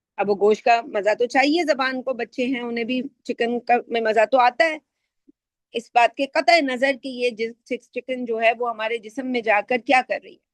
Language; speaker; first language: Urdu; native; Urdu